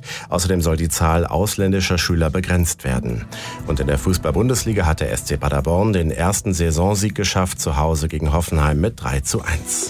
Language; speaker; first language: German; native; German